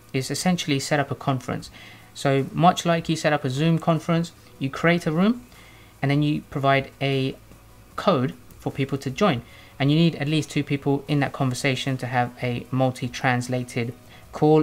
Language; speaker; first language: English; native; English